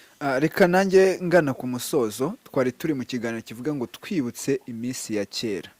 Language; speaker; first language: Kinyarwanda; native; Kinyarwanda